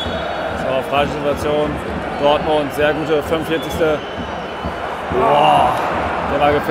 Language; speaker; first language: German; native; German